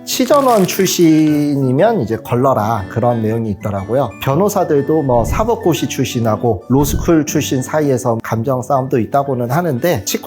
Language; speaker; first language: Korean; native; Korean